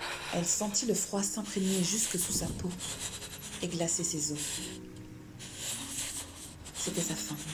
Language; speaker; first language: French; native; French